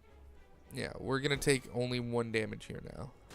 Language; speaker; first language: English; native; English